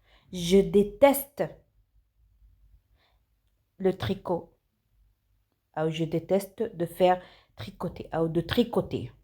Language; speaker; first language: French; non-native, fluent; Arabic